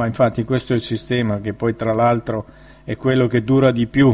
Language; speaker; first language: Italian; native; Italian